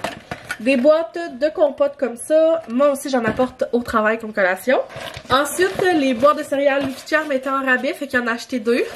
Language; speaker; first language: French; native; French